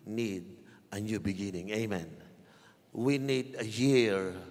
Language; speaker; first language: English; non-native, local second language; Filipino